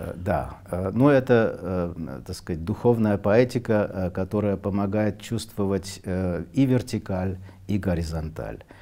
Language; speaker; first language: Russian; non-native, local second language; Armenian